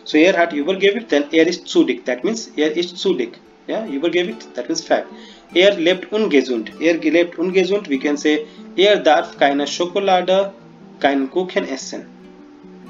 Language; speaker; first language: German; non-native, fluent; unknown